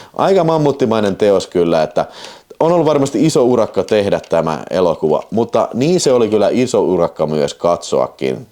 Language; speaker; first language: Finnish; native; Finnish